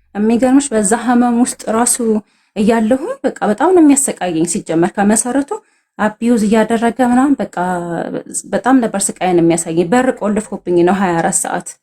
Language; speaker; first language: Amharic; native; Amharic